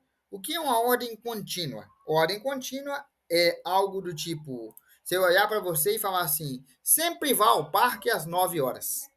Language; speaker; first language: Portuguese; native; Portuguese